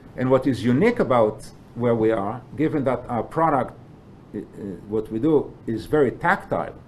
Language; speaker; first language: English; non-native, fluent; Hebrew